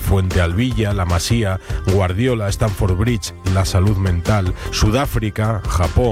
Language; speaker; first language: Spanish; native; Spanish